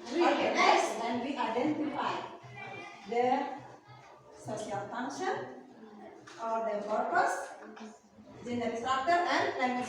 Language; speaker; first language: English; non-native, learner; Indonesian